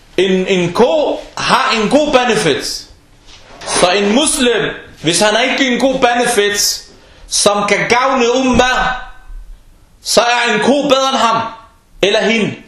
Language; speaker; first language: Danish; early bilingual, other home language; Arabic